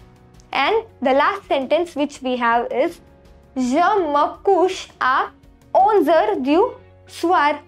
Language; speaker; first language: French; non-native, fluent; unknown